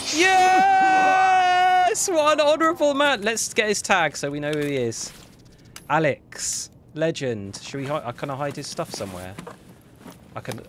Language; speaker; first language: English; native; English